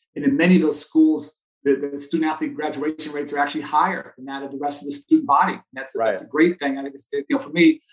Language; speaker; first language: English; native; English